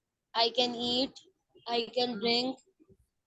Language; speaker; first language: English; non-native, learner; Urdu